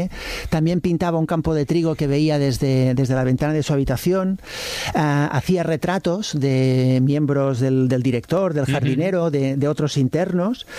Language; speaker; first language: Spanish; native; Spanish